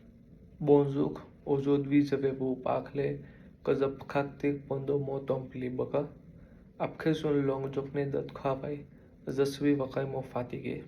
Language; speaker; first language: French; non-native, learner; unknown